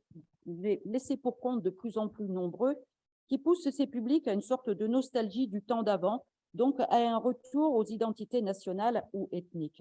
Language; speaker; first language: French; native; French